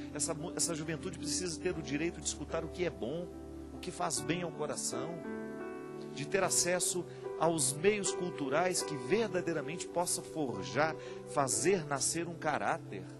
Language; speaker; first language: Portuguese; native; Portuguese